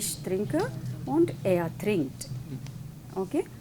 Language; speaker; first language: German; non-native, fluent; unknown